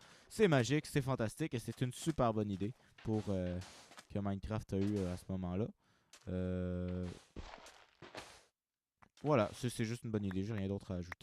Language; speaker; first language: French; native; French